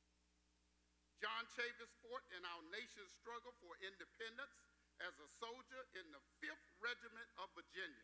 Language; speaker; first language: English; native; English